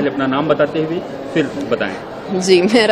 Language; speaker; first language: Hindi; native; Hindi